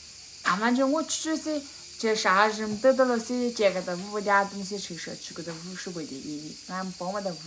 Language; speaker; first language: Chinese; native; Chinese